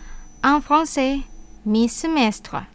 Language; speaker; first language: French; non-native, fluent; Indonesian